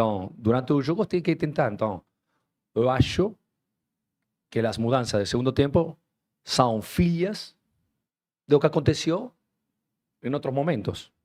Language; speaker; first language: Portuguese; non-native, fluent; Spanish